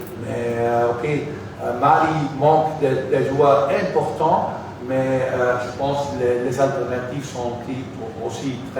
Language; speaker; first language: French; non-native, fluent; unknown